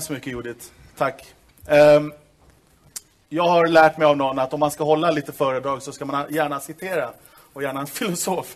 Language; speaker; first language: Swedish; native; Swedish